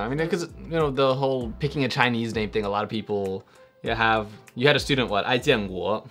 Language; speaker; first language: English; early bilingual, other home language; Spanish